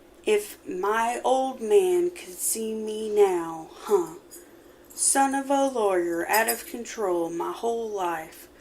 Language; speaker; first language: English; native; English